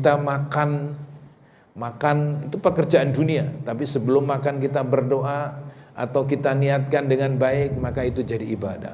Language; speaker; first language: Indonesian; native; Indonesian